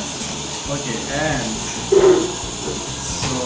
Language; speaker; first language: English; non-native, learner; Indonesian